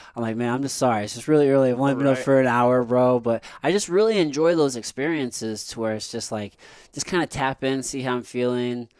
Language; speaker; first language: English; native; English